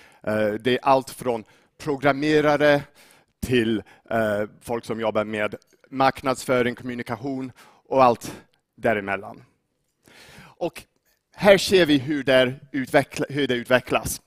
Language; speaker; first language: Swedish; non-native, fluent; English